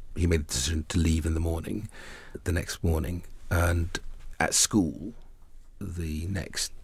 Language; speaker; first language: English; early bilingual, other home language; Arabic